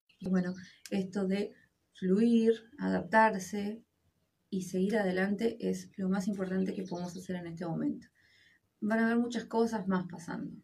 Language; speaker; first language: Spanish; native; Spanish